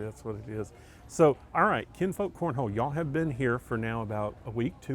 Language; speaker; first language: English; native; English